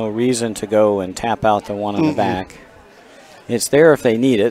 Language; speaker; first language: English; native; English